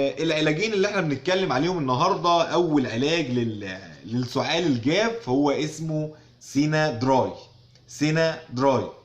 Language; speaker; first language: Arabic; native; Arabic